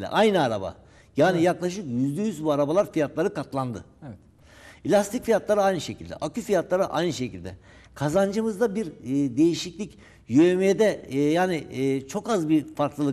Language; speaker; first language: Turkish; native; Turkish